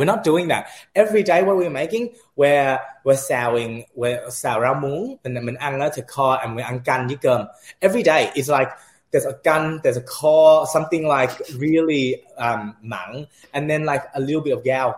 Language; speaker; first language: English; early bilingual, other home language; Vietnamese